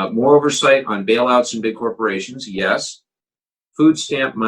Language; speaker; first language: English; native; English